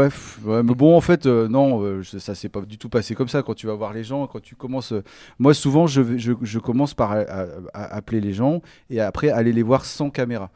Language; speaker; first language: French; native; French